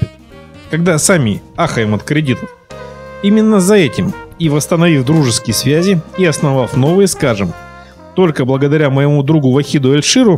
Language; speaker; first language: Russian; native; Russian